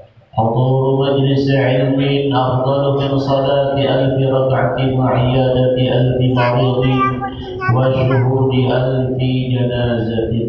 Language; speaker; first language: Arabic; non-native, fluent; Banjar